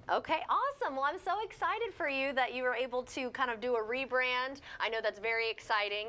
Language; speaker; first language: English; native; English